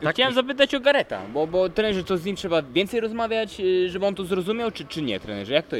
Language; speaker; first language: Polish; native; Polish